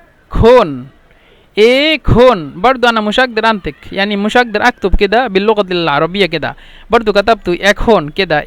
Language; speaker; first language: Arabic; non-native, fluent; Bangla